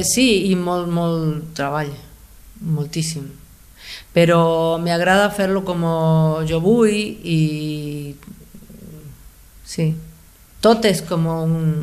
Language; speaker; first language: Catalan; non-native, fluent; Spanish